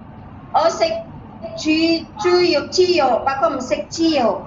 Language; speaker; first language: Cantonese; non-native, learner; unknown